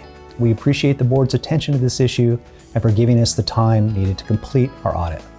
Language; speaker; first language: English; native; English